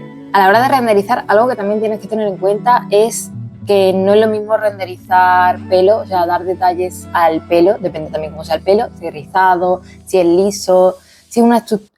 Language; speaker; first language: Spanish; native; Spanish